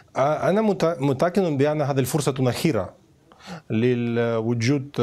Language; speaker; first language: Arabic; non-native, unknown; Ukrainian